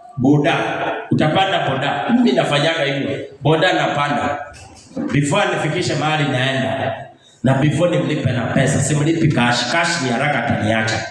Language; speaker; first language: Swahili; non-native, local second language; Luyia